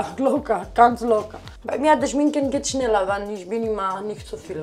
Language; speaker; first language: German; non-native, learner; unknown